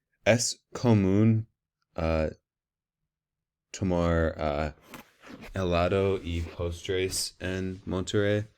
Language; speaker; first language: Spanish; non-native, learner; English